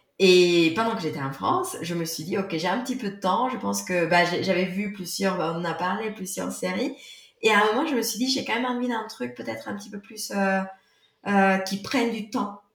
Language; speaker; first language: French; non-native, fluent; Spanish